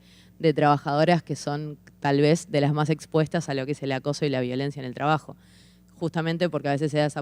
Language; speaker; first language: Spanish; native; Spanish